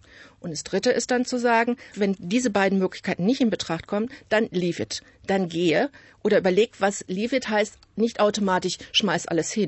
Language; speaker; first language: German; native; German